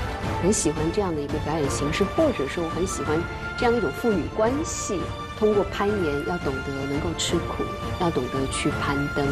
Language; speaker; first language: Chinese; native; Chinese